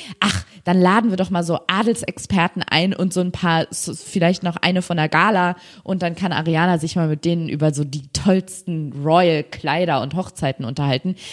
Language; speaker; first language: German; native; German